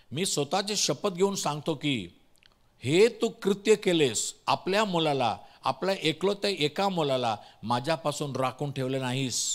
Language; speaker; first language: Marathi; non-native, local second language; Tamil